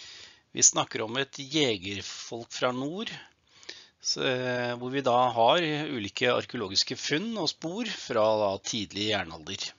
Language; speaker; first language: Norwegian; native; Norwegian